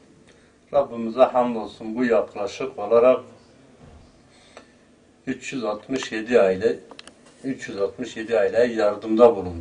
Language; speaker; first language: Turkish; native; Turkish